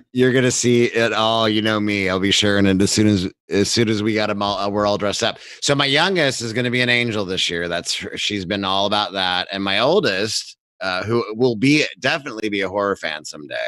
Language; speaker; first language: English; native; English